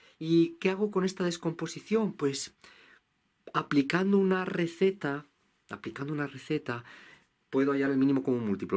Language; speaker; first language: Spanish; native; Spanish